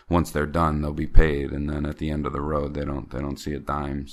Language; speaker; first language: English; native; English